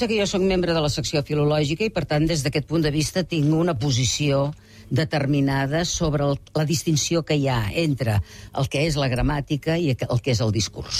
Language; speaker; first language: Catalan; native; Catalan